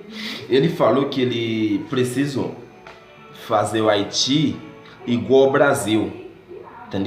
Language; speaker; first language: Portuguese; non-native, fluent; Haitian Creole